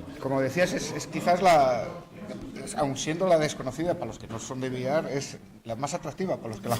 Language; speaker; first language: Spanish; native; Spanish